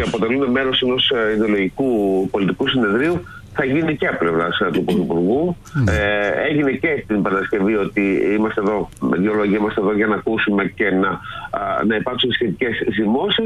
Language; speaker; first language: Greek; native; Greek